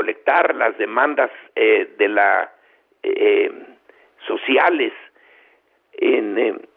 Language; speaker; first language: Spanish; native; Spanish